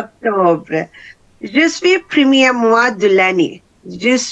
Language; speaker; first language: French; non-native, fluent; Tamil